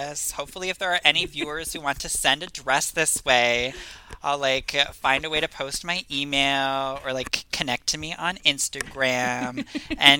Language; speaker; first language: English; native; English